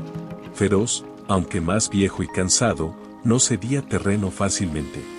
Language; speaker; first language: Spanish; native; Spanish